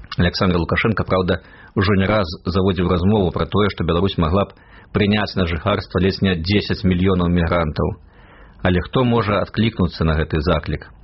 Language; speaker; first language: Belarusian; native; Belarusian